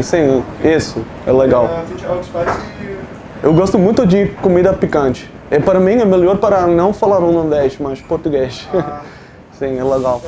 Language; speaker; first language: Portuguese; non-native, learner; Dutch